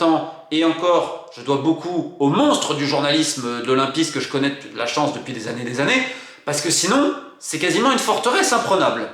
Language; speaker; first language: French; native; French